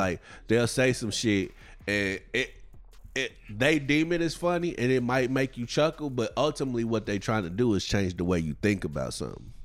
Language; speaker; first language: English; native; English